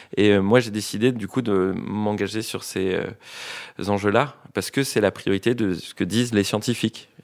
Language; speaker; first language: French; native; French